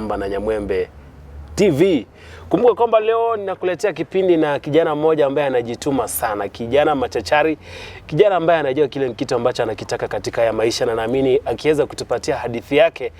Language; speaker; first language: Swahili; non-native, local second language; Gusii